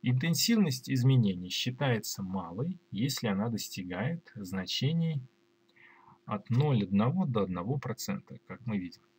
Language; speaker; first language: Russian; native; Russian